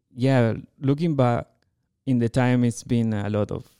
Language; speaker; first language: English; non-native, fluent; Spanish